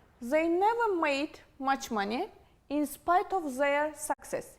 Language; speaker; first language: English; non-native, fluent; Azerbaijani